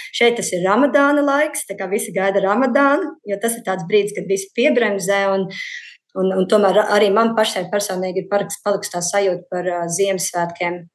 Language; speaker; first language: Latvian; native; Latvian